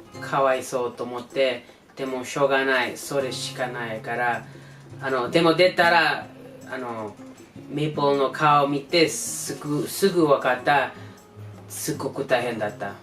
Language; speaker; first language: Japanese; non-native, learner; English